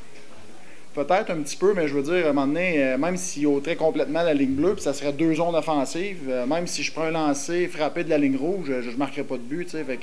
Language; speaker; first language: French; native; French